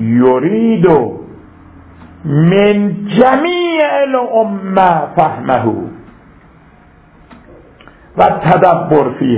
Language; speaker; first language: Persian; native; Persian